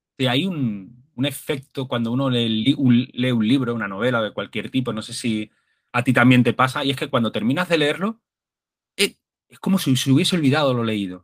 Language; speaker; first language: Spanish; native; Spanish